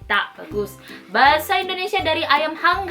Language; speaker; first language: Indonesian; non-native, local second language; Minangkabau